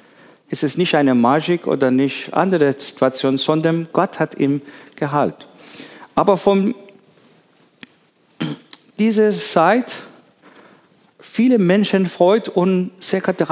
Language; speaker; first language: German; non-native, learner; Persian